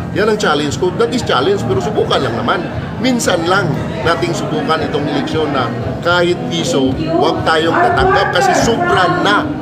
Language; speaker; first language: Filipino; non-native, local second language; Cebuano